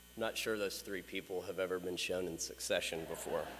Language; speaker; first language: English; native; English